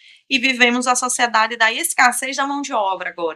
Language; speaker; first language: Portuguese; native; Portuguese